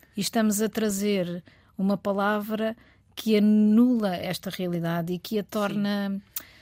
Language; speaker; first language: Portuguese; native; Portuguese